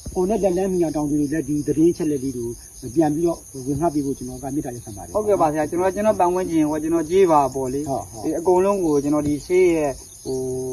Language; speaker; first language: Burmese; native; Burmese